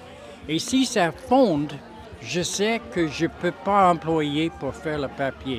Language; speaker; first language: French; non-native, local second language; English